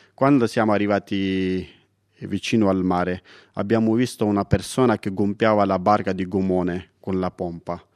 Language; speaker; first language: Italian; non-native, fluent; Persian